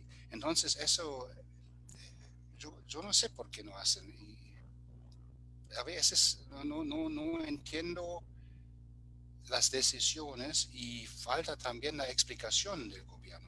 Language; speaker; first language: Spanish; non-native, fluent; German